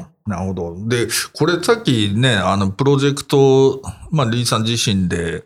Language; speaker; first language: Japanese; native; Japanese